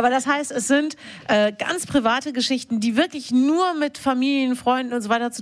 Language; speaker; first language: German; native; German